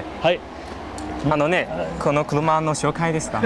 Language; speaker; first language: Japanese; non-native, learner; Chinese